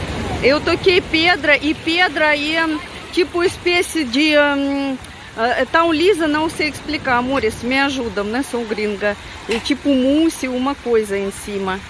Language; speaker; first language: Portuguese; non-native, fluent; Russian